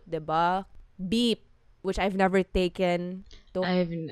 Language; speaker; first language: English; non-native, local second language; Cebuano